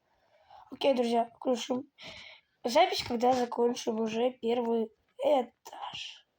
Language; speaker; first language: Russian; native; Russian